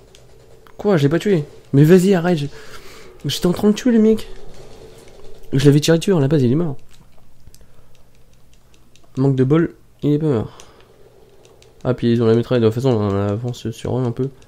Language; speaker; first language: French; native; French